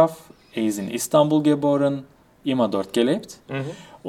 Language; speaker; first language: German; non-native, fluent; Turkish